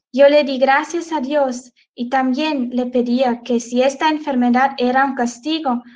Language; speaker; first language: Spanish; non-native, fluent; Swiss German